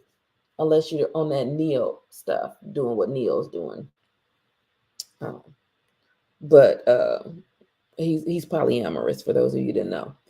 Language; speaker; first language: English; native; English